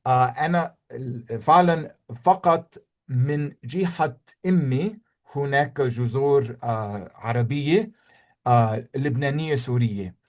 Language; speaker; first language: Arabic; non-native, fluent; English